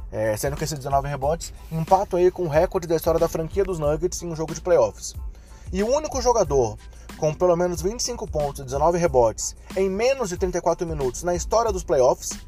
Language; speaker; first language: Portuguese; native; Portuguese